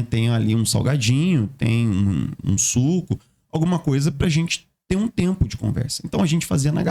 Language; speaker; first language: Portuguese; native; Portuguese